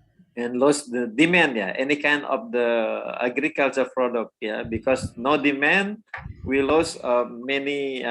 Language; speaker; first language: English; non-native, learner; Indonesian